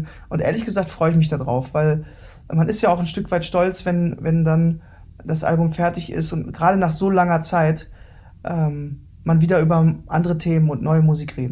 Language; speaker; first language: German; native; German